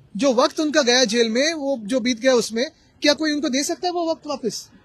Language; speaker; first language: Hindi; non-native, local second language; Marathi